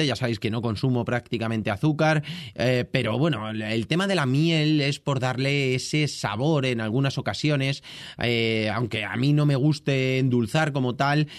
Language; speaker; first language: Spanish; native; Spanish